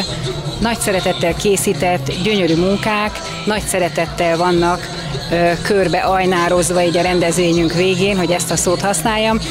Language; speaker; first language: Hungarian; native; Hungarian